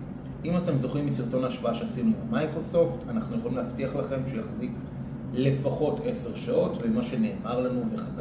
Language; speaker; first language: Hebrew; native; Hebrew